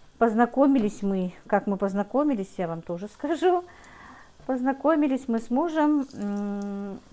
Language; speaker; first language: Russian; non-native, local second language; Ingush